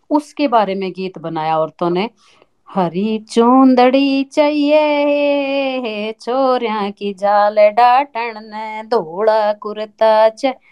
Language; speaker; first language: Hindi; native; Hindi